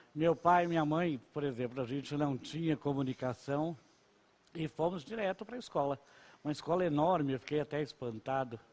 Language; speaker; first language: Portuguese; non-native, local second language; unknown